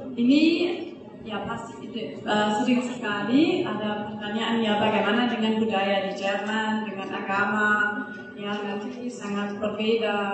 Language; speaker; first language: Indonesian; non-native, fluent; German